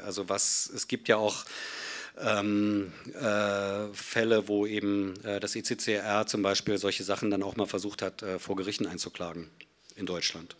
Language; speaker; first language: German; native; German